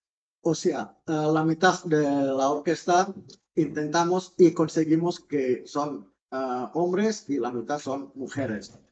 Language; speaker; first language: Spanish; non-native, fluent; Indonesian